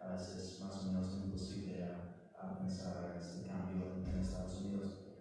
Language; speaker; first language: Spanish; non-native, learner; English